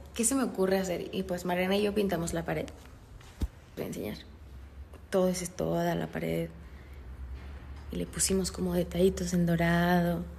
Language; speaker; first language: Spanish; native; Spanish